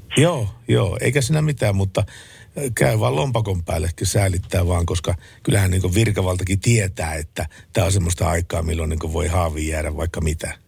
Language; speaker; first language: Finnish; native; Finnish